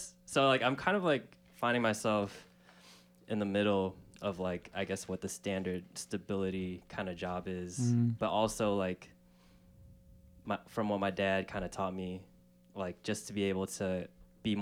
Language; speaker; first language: English; native; English